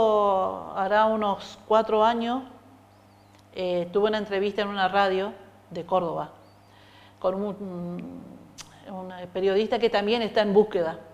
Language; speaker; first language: Spanish; native; Spanish